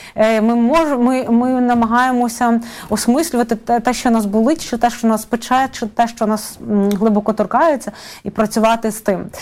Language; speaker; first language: Ukrainian; native; Ukrainian